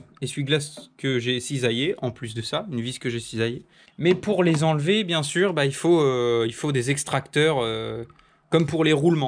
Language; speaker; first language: French; native; French